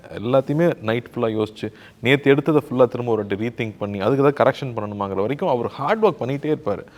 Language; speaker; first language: Tamil; native; Tamil